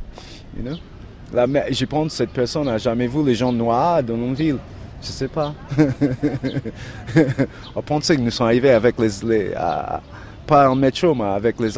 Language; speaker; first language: French; non-native, learner; English